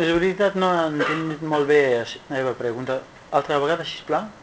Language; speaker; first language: Spanish; non-native, learner; Kurdish